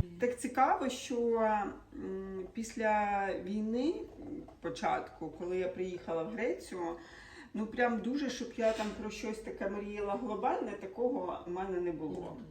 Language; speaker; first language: Ukrainian; non-native, local second language; Russian